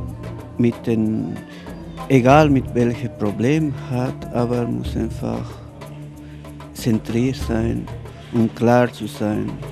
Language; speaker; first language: German; non-native, learner; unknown